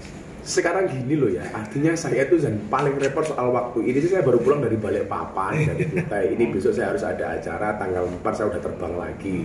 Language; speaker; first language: Indonesian; native; Indonesian